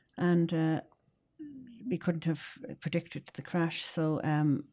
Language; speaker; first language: English; native; English